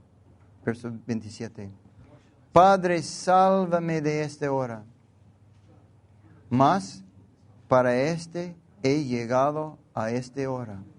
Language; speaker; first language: Spanish; non-native, learner; English